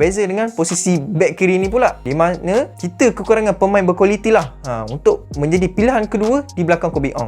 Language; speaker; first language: Malay; native; Malay